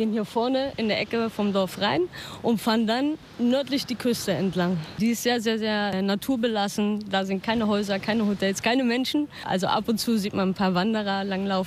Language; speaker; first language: German; native; German